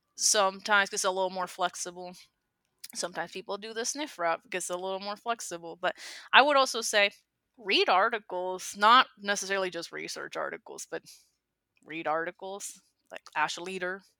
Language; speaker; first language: English; non-native, fluent; Spanish